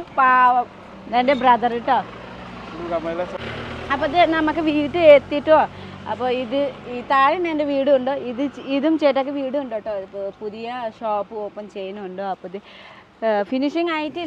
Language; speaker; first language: Malayalam; non-native, learner; Nepali